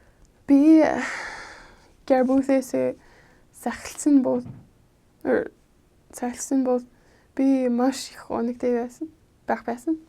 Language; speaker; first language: Mongolian; non-native, fluent; English